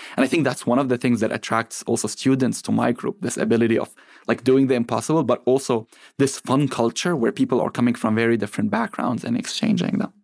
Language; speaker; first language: English; non-native, fluent; Arabic